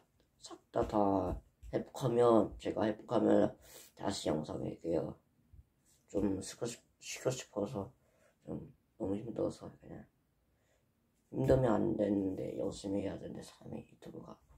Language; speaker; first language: Korean; non-native, learner; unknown